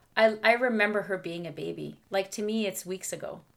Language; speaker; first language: English; non-native, fluent; French